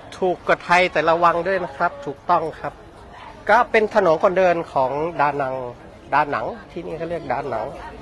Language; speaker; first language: Thai; native; Thai